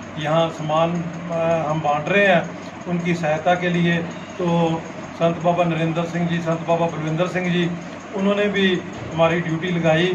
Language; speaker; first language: Hindi; non-native, local second language; Punjabi